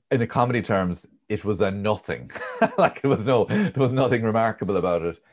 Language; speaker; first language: English; native; English